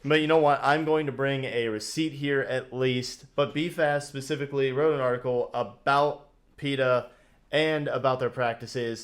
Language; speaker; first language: English; native; English